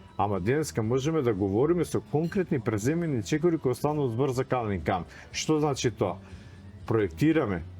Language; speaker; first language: Macedonian; native; Macedonian